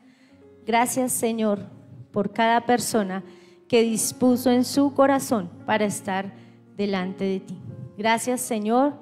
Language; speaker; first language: Spanish; native; Spanish